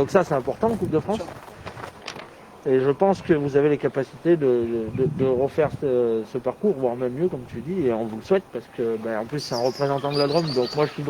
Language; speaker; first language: French; native; French